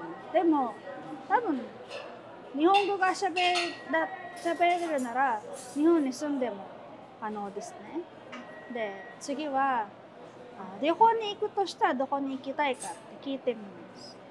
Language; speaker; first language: Japanese; non-native, fluent; Filipino